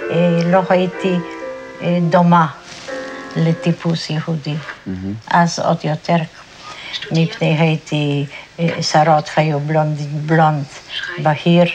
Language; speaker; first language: Hebrew; non-native, fluent; Polish